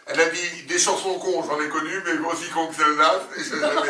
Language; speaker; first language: French; native; French